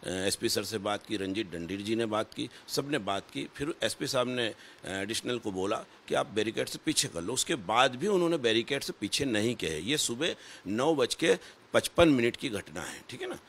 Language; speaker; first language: Hindi; native; Hindi